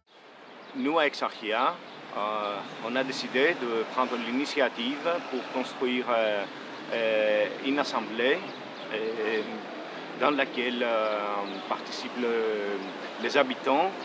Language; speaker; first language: French; non-native, fluent; Greek